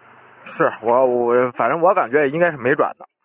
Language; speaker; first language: Chinese; native; Chinese